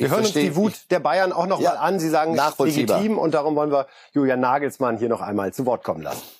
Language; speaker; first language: German; native; German